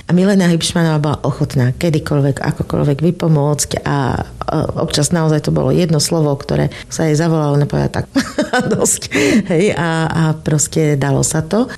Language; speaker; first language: Slovak; native; Slovak